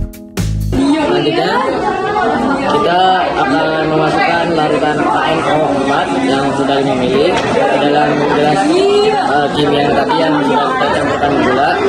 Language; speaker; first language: Indonesian; native; Indonesian